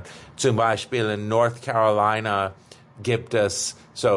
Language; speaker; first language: German; non-native, fluent; English